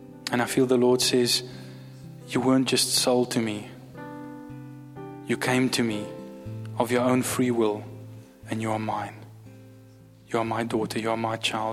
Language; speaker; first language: English; non-native, local second language; Afrikaans